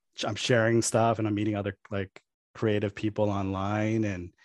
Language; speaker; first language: English; native; English